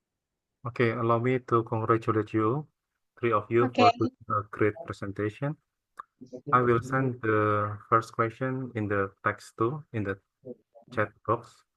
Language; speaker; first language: English; non-native, fluent; Indonesian